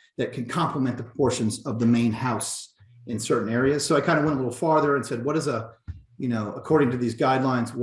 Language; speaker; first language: English; native; English